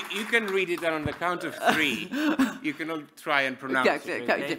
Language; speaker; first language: English; non-native, fluent; Greek